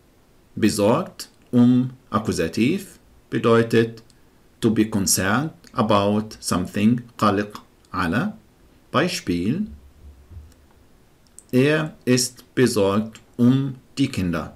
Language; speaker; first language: German; non-native, fluent; Arabic